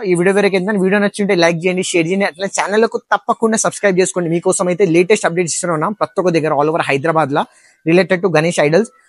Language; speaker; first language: Telugu; non-native, local second language; Hindi